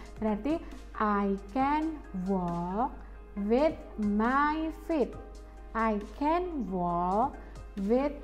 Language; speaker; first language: English; non-native, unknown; Indonesian